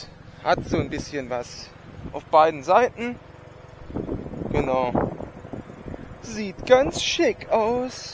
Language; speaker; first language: German; native; German